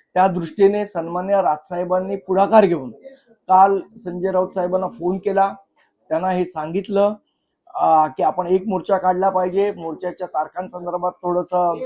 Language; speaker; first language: Marathi; native; Marathi